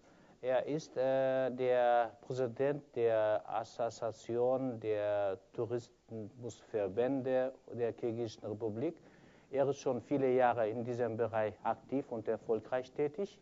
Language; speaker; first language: German; non-native, fluent; Kyrgyz